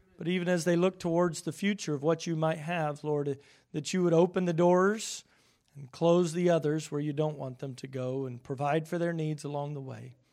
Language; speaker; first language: English; native; English